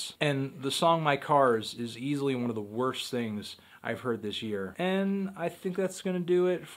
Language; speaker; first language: English; native; English